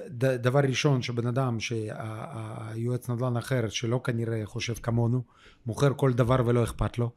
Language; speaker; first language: Hebrew; non-native, fluent; Russian